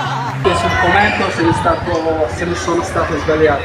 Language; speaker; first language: Italian; non-native, learner; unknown